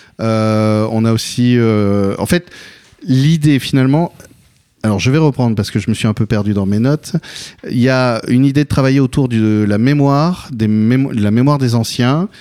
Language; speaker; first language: French; native; French